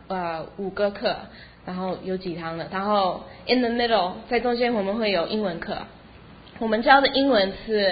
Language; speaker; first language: Chinese; early bilingual, heritage; Chinese